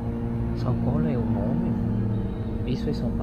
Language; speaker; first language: Portuguese; non-native, learner; Indonesian